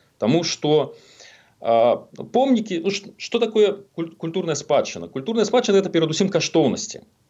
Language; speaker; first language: Belarusian; native; Belarusian